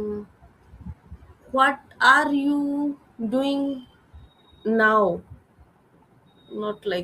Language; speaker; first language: English; non-native, learner; Odia